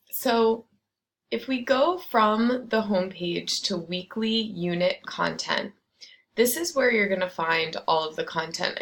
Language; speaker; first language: English; native; English